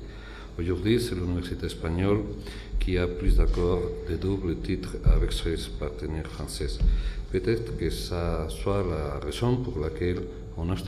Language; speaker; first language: French; non-native, fluent; Spanish